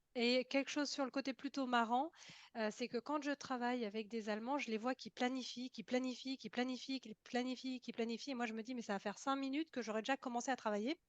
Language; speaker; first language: French; native; French